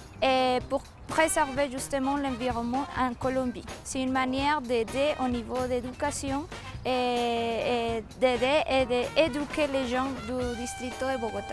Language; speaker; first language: French; non-native, fluent; Spanish